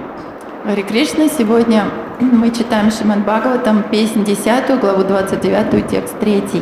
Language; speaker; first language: Russian; native; Russian